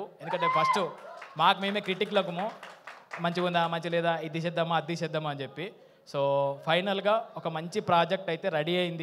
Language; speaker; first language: Telugu; native; Telugu